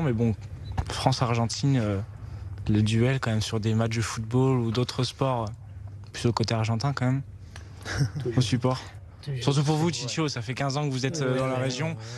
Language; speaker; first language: French; native; French